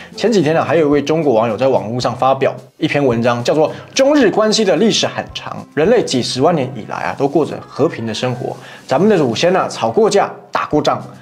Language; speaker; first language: Chinese; native; Chinese